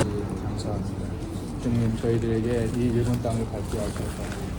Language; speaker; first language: Korean; native; Korean